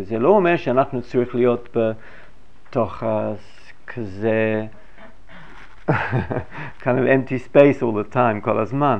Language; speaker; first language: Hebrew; non-native, fluent; English